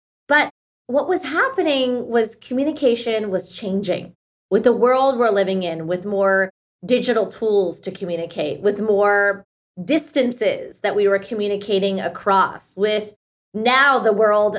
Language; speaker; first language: English; early bilingual, other home language; Hindi